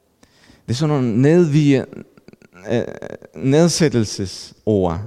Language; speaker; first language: Danish; non-native, fluent; Spanish